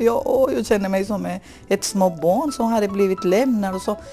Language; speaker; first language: Swedish; non-native, fluent; Spanish